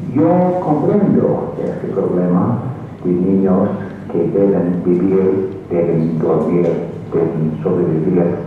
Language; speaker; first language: Spanish; non-native, fluent; English